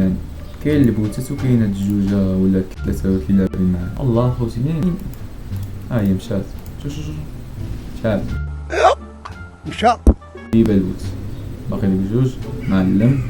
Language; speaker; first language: Arabic; native; Arabic